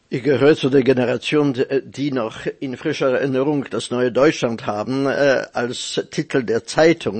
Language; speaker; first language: German; non-native, fluent; Polish